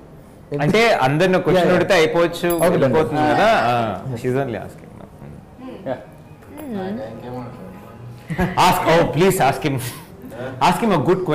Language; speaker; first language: Telugu; native; Telugu